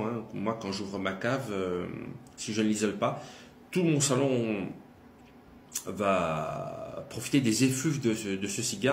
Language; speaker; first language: French; native; French